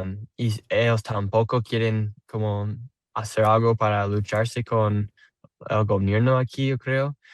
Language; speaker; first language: Spanish; non-native, learner; English